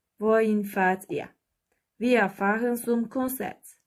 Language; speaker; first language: German; non-native, fluent; Turkish